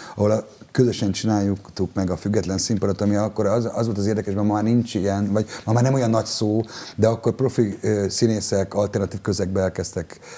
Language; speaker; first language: Hungarian; native; Hungarian